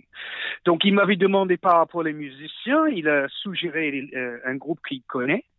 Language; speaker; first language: French; non-native, fluent; English